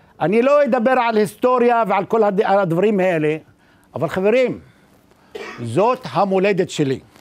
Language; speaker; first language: Hebrew; non-native, local second language; Arabic